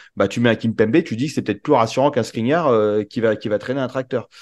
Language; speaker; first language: French; native; French